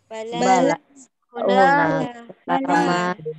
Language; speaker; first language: Arabic; non-native, learner; Indonesian